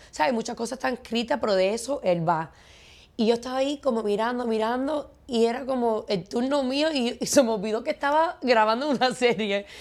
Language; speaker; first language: Spanish; early bilingual, heritage; Spanish